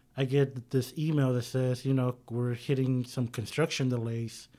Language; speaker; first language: English; native; English